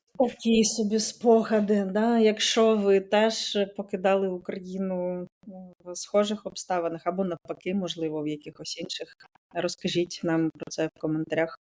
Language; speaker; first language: Ukrainian; native; Ukrainian